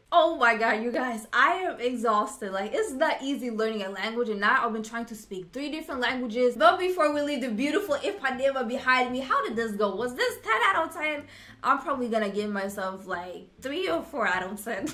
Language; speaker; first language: English; non-native, fluent; Swedish